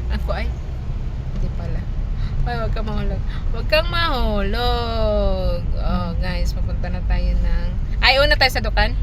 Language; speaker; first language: Filipino; non-native, local second language; Cebuano